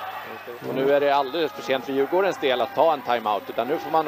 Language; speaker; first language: Swedish; native; Swedish